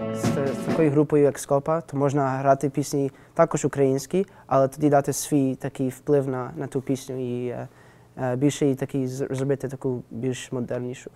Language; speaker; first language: Ukrainian; early bilingual, heritage; English